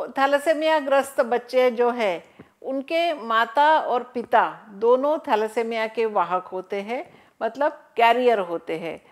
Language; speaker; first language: Hindi; non-native, local second language; Marathi